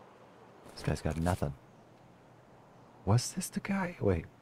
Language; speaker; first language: English; native; English